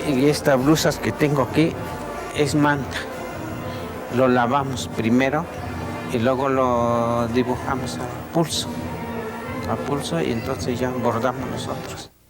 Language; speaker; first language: Spanish; non-native, local second language; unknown